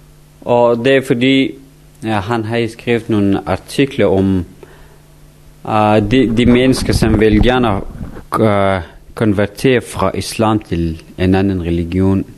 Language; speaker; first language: Danish; non-native, learner; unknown